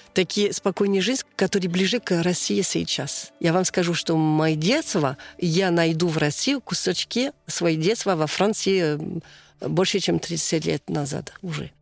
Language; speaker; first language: Russian; non-native, learner; French